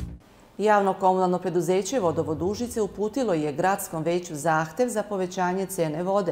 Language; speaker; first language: Serbian; native; Serbian